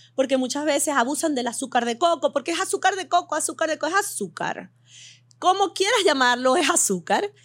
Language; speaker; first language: Spanish; native; Spanish